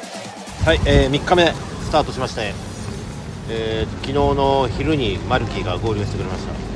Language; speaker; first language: Japanese; native; Japanese